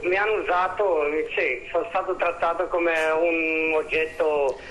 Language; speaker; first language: Italian; non-native, fluent; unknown